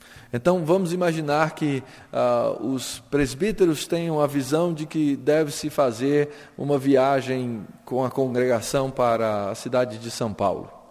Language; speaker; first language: Portuguese; native; Portuguese